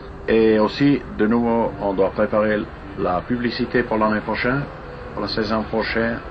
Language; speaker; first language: French; non-native, fluent; German